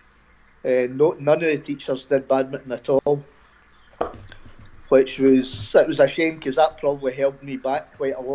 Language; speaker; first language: English; native; English